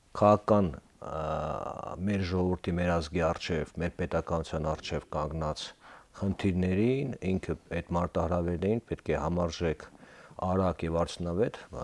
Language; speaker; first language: Armenian; native; Armenian